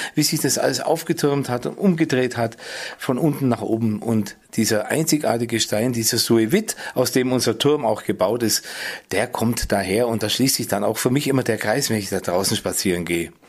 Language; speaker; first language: German; native; German